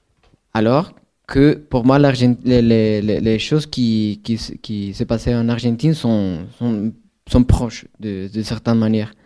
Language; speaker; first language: French; non-native, fluent; Spanish